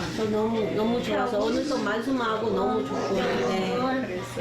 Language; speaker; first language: Korean; non-native, learner; Spanish